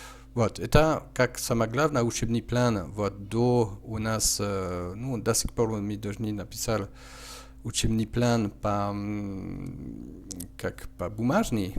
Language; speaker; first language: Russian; non-native, learner; French